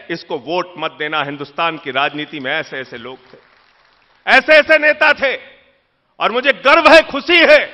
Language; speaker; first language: Hindi; native; Hindi